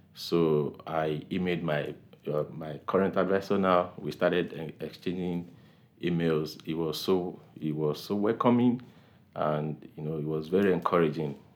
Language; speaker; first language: English; non-native, local second language; Yoruba